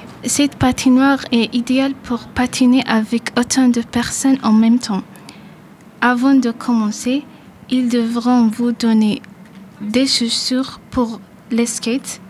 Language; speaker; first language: French; non-native, learner; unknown